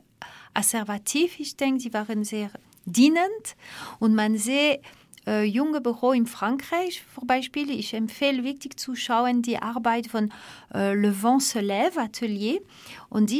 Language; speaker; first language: German; non-native, fluent; French